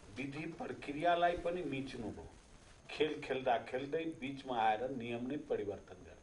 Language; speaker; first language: Nepali; non-native, local second language; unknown